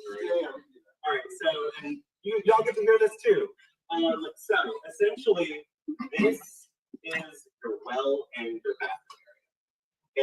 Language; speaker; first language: English; native; English